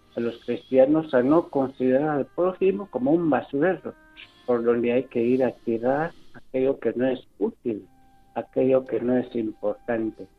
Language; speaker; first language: Spanish; non-native, local second language; Fang